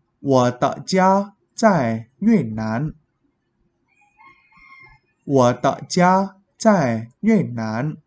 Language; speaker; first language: Chinese; non-native, fluent; Vietnamese